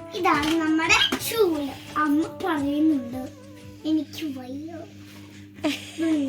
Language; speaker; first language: Malayalam; early bilingual, heritage; Malayalam